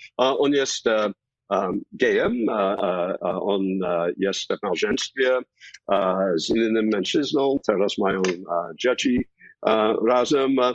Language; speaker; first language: Polish; non-native, fluent; English